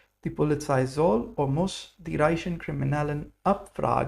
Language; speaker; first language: German; non-native, fluent; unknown